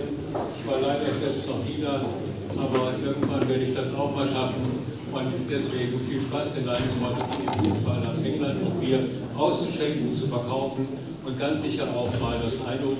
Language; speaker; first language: German; native; German